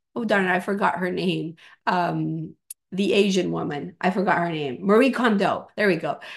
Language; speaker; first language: English; non-native, fluent; Spanish